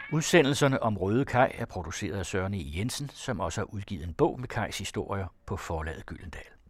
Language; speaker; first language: Danish; native; Danish